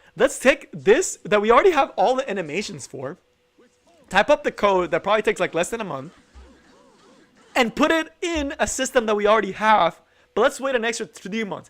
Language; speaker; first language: English; native; English